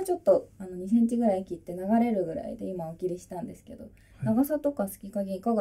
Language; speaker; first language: Japanese; native; Japanese